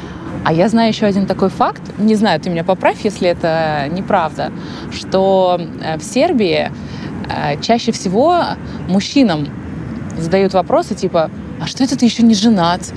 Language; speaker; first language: Russian; native; Russian